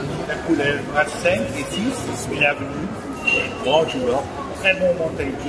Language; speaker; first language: French; non-native, fluent; Dutch